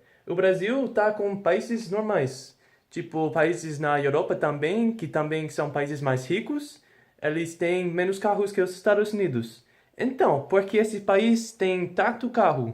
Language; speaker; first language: Portuguese; non-native, fluent; English